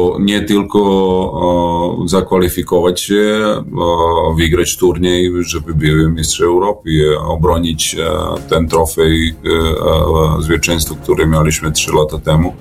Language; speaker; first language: Polish; non-native, fluent; Serbian